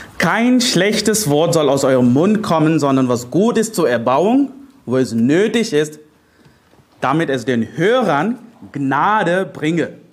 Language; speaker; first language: German; non-native, fluent; Telugu